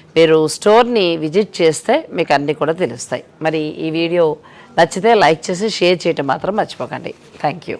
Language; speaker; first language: Telugu; native; Telugu